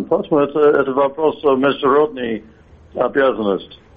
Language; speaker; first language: Russian; non-native, fluent; English